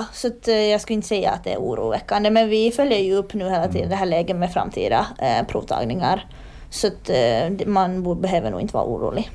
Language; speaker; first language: Swedish; native; Swedish